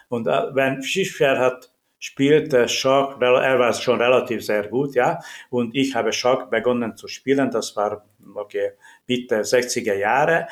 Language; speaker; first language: German; non-native, learner; Hungarian